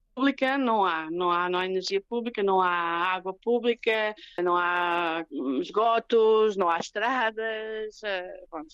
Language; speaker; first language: Portuguese; native; Portuguese